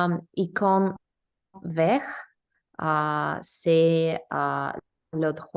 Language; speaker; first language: French; non-native, learner; English